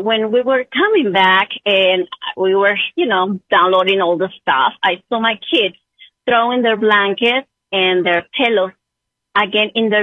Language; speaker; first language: English; non-native, fluent; Spanish